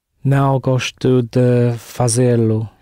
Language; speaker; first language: Portuguese; non-native, learner; English